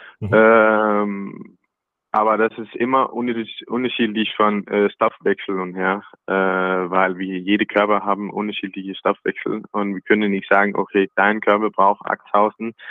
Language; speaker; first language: German; non-native, learner; Danish